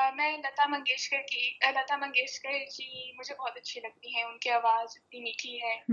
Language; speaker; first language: Hindi; early bilingual, heritage; Punjabi